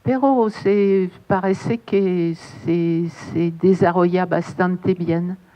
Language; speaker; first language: Spanish; non-native, fluent; French